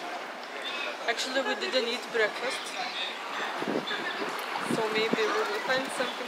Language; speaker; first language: English; non-native, fluent; Lithuanian